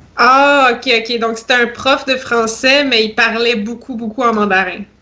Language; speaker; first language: French; native; French